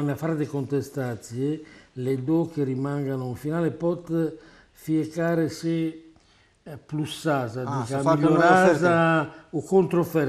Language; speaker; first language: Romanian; non-native, learner; Italian